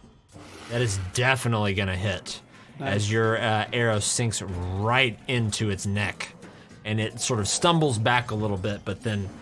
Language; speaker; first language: English; native; English